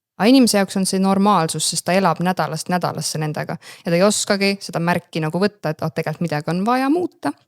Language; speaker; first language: Estonian; native; Estonian